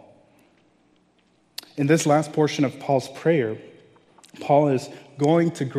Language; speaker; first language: English; non-native, local second language; Yoruba